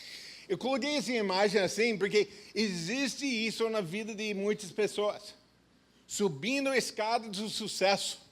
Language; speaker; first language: Portuguese; non-native, fluent; English